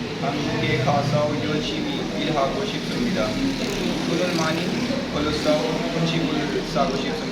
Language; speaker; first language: Korean; non-native, learner; Urdu